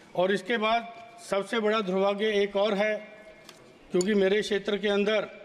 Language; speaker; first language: Hindi; native; Hindi